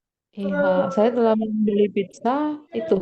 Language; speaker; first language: Indonesian; native; Indonesian